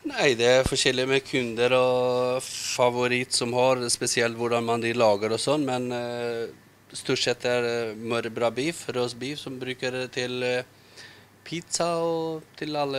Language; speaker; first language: Norwegian; non-native, learner; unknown